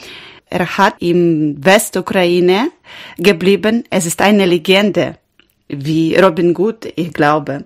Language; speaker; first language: German; non-native, learner; Ukrainian